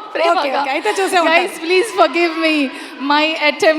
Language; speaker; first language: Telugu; non-native, learner; Kannada